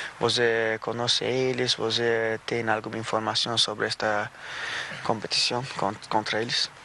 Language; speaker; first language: Portuguese; non-native, fluent; Turkish